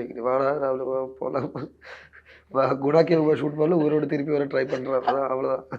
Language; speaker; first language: Tamil; non-native, learner; Malayalam